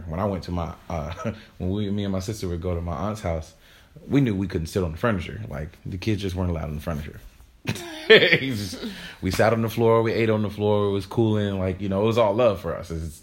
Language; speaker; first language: English; native; English